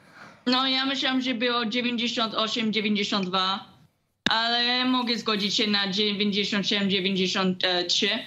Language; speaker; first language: Polish; early bilingual, heritage; Polish